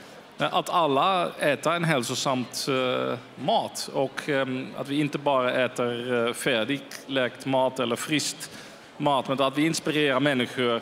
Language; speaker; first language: Swedish; non-native, fluent; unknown